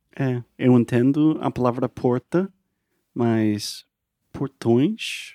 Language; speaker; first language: Portuguese; non-native, fluent; English